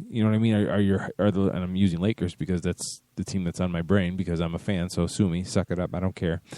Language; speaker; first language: English; native; English